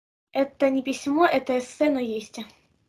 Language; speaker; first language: Russian; native; Russian